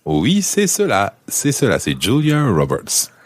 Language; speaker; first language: French; non-native, fluent; English